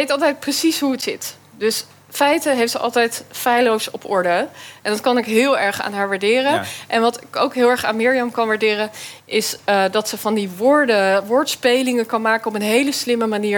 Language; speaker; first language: Dutch; native; Dutch